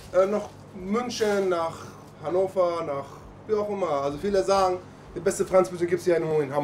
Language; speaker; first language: German; non-native, fluent; Persian